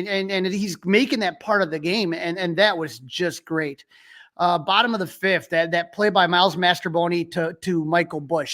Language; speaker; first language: English; native; English